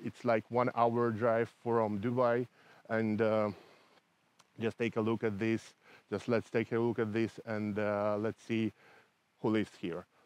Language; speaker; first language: English; non-native, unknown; Russian